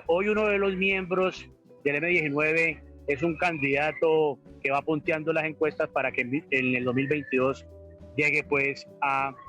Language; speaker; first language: Spanish; native; Spanish